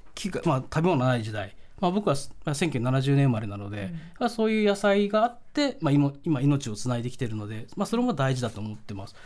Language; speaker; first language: Japanese; native; Japanese